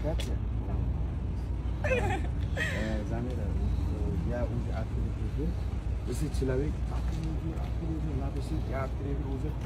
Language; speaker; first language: Russian; non-native, learner; Uzbek